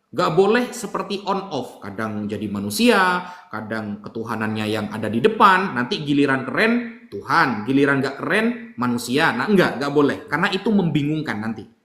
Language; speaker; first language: Indonesian; native; Indonesian